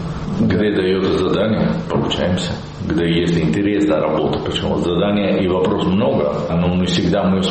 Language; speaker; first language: Russian; non-native, learner; Italian